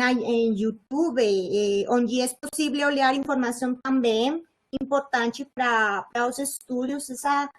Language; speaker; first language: Portuguese; non-native, learner; Spanish